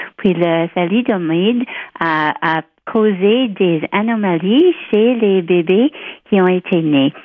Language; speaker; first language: French; non-native, local second language; English